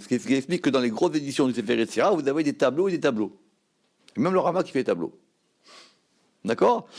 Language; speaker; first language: French; native; French